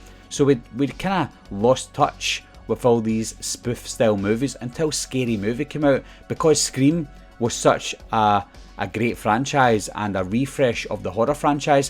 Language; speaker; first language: English; native; English